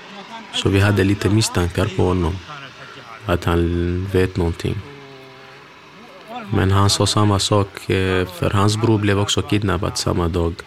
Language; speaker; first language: Swedish; early bilingual, other home language; Kurdish